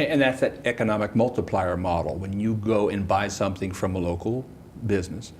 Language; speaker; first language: English; native; English